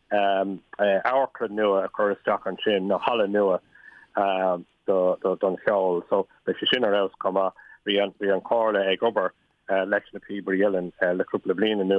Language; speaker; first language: Irish; non-native, local second language; English